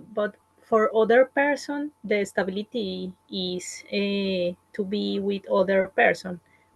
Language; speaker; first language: English; non-native, learner; Spanish